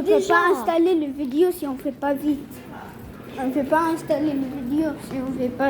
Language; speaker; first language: French; non-native, learner; Arabic